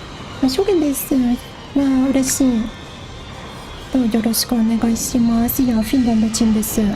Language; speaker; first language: Japanese; non-native, learner; English